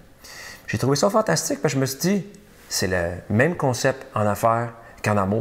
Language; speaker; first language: French; native; French